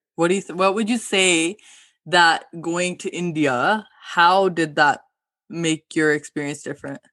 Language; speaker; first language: English; early bilingual, other home language; Hindi